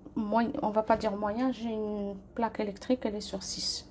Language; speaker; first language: French; non-native, local second language; Arabic